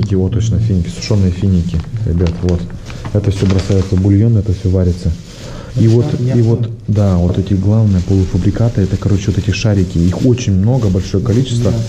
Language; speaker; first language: Russian; native; Russian